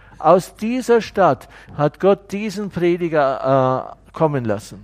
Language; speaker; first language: German; native; German